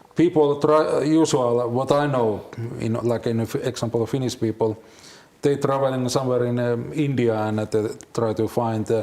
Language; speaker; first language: English; non-native, learner; Finnish